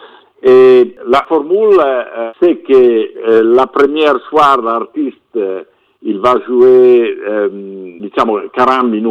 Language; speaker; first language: French; non-native, fluent; Italian